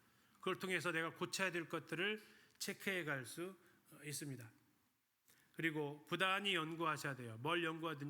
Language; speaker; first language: Korean; native; Korean